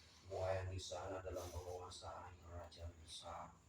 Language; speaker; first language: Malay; non-native, local second language; Javanese